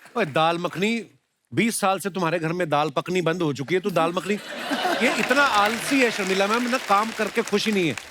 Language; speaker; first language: Hindi; non-native, local second language; Punjabi